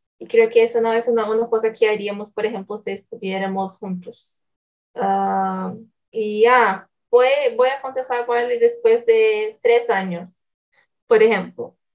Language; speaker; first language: Spanish; non-native, learner; Portuguese